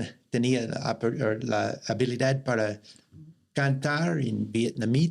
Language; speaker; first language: Spanish; non-native, learner; English